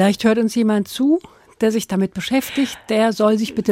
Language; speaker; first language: German; native; German